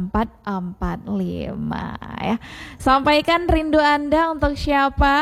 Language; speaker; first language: Indonesian; native; Indonesian